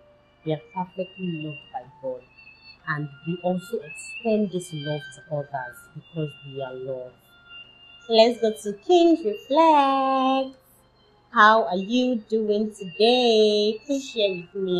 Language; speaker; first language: English; non-native, local second language; Yoruba